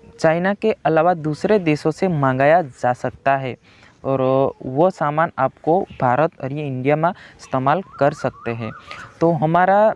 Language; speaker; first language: Hindi; non-native, local second language; Gujarati